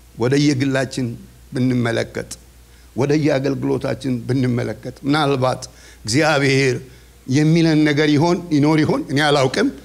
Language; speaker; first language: Amharic; non-native, local second language; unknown